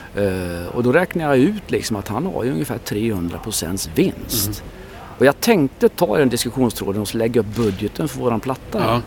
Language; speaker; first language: Swedish; native; Swedish